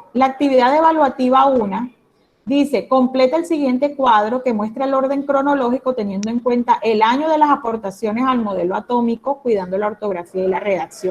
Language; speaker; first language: Spanish; native; Spanish